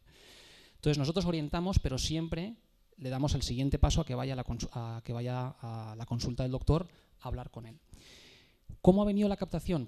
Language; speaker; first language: Spanish; native; Spanish